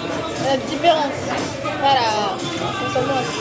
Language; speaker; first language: French; native; French